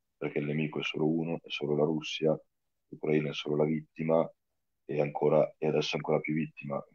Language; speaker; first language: Italian; non-native, fluent; Russian